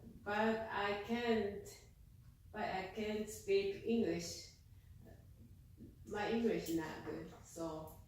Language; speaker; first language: English; non-native, learner; Chinese